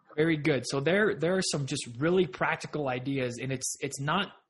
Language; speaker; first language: English; native; English